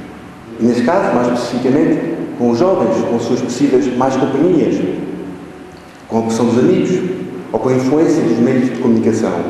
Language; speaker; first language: Portuguese; native; Portuguese